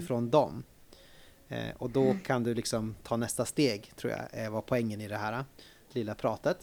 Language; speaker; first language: Swedish; native; Swedish